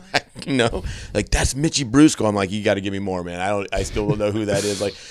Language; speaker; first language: English; native; English